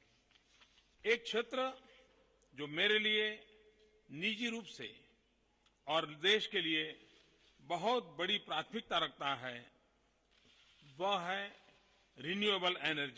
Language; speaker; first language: Hindi; non-native, local second language; Gujarati